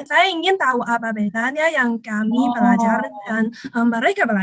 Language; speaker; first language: Indonesian; non-native, learner; Chinese